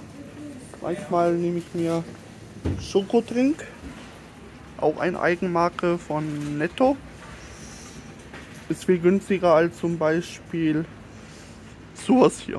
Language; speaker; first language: German; non-native, fluent; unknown